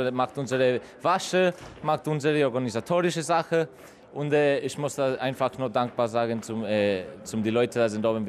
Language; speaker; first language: German; non-native, fluent; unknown